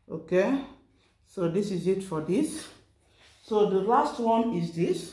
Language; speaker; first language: English; non-native, local second language; Igbo